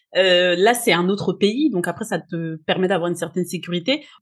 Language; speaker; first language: French; native; French